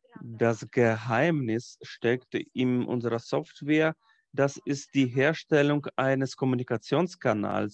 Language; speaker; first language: German; non-native, fluent; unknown